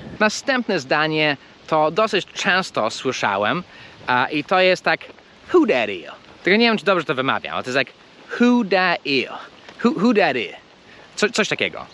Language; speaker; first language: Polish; non-native, fluent; English